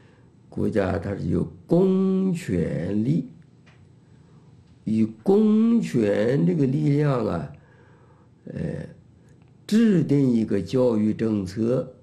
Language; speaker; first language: Chinese; native; Chinese